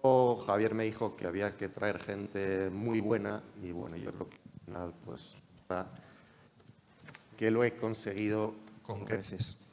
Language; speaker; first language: Spanish; native; Spanish